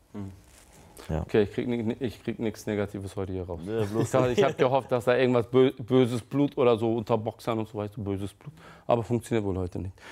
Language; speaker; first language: German; early bilingual, other home language; Turkish